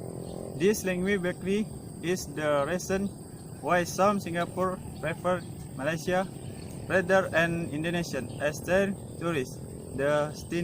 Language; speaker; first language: English; non-native, learner; Indonesian